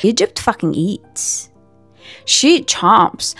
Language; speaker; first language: English; non-native, fluent; Mongolian